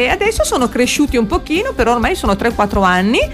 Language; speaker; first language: Italian; native; Italian